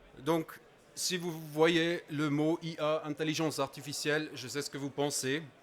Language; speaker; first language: French; non-native, local second language; German